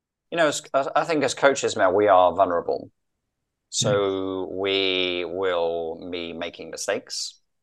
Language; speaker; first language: English; native; English